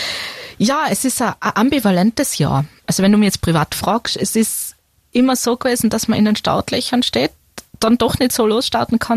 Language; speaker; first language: German; native; German